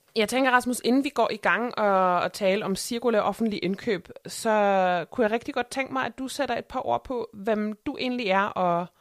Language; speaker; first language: Danish; non-native, fluent; German